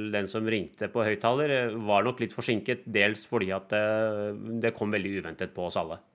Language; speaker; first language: Norwegian; early bilingual, other home language; Punjabi